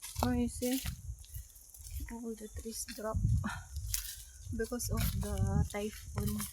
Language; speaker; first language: English; non-native, learner; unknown